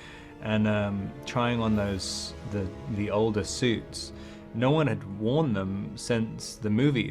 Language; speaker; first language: English; native; English